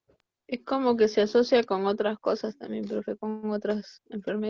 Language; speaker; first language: Spanish; native; Spanish